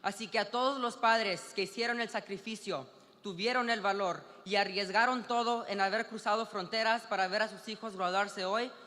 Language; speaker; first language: Spanish; early bilingual, heritage; Spanish